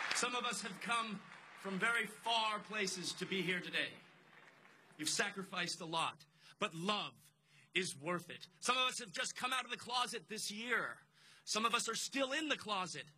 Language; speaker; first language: English; native; English